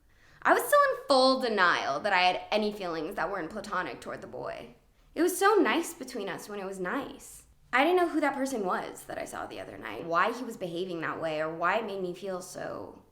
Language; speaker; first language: English; native; English